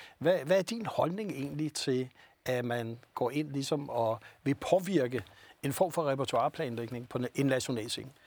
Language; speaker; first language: Danish; native; Danish